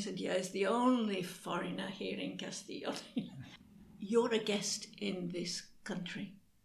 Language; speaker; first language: English; native; English